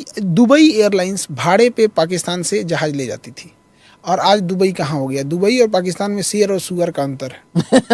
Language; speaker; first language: Hindi; native; Hindi